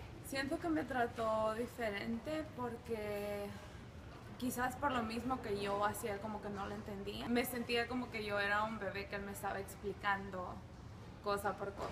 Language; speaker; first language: Spanish; early bilingual, heritage; Spanish